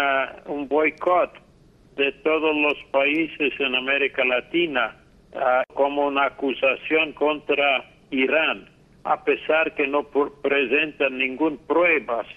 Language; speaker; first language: Spanish; non-native, fluent; English